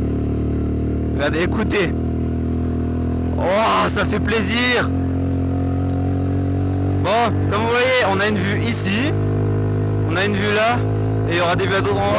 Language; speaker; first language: French; native; French